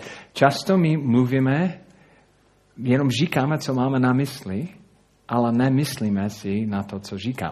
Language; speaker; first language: Czech; non-native, fluent; English